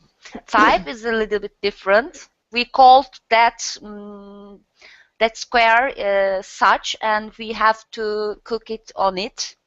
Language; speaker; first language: English; non-native, learner; Turkish